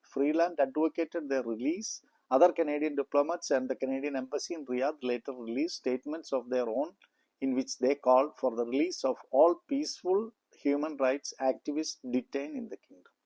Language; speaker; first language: English; non-native, local second language; Malayalam